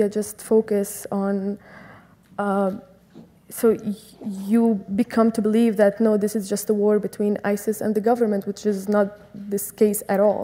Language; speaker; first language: English; non-native, fluent; Arabic